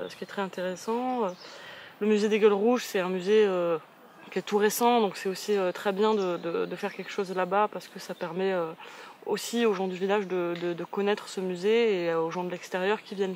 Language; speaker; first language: French; native; French